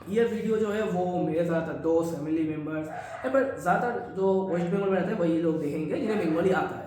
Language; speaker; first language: Hindi; non-native, local second language; Bangla